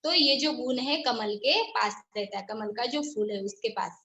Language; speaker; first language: Hindi; non-native, local second language; Marathi